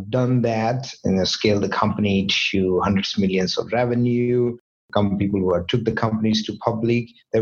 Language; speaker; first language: English; non-native, local second language; Hindi